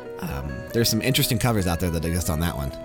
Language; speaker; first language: English; native; English